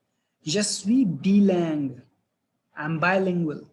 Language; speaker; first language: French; non-native, fluent; Hindi